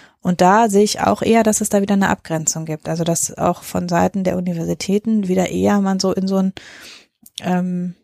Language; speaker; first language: German; native; German